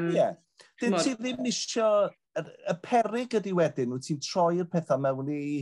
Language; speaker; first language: Welsh; native; Welsh